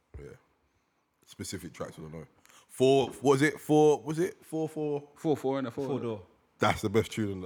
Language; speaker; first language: English; native; English